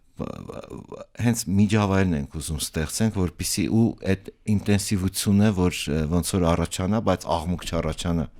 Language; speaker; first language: Armenian; native; Armenian